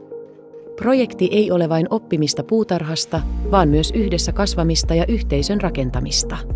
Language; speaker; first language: Finnish; native; Finnish